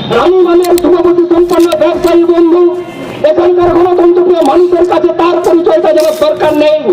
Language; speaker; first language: Bangla; non-native, local second language; Santali